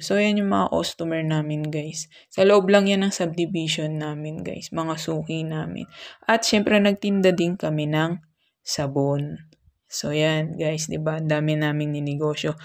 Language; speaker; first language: Filipino; native; Filipino